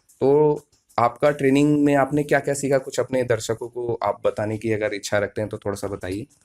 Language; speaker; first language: Hindi; native; Hindi